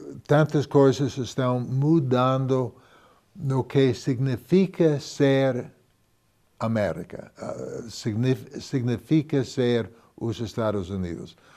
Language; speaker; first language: Portuguese; non-native, fluent; English